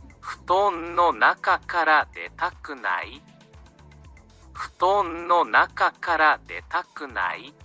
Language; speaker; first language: Japanese; non-native, learner; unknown